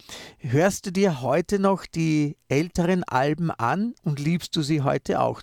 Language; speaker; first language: German; native; German